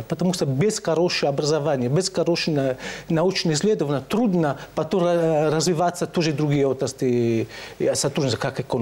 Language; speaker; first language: Russian; non-native, fluent; Italian